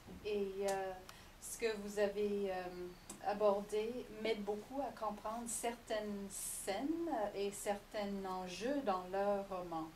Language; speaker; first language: French; non-native, fluent; English